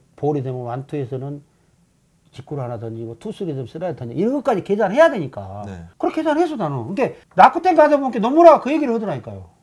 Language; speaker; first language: Korean; native; Korean